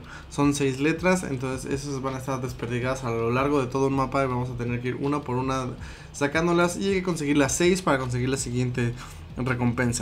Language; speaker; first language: Spanish; native; Spanish